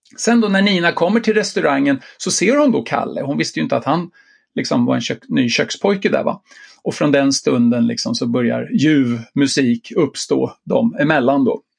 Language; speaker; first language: Swedish; native; Swedish